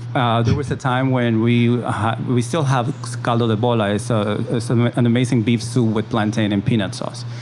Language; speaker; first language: English; early bilingual, other home language; Spanish